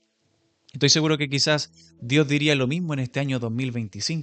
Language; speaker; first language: Spanish; native; Spanish